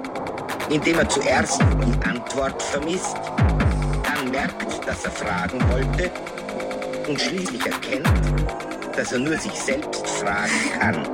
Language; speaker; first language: German; native; German